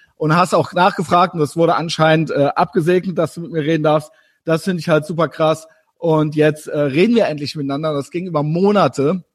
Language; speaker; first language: German; native; German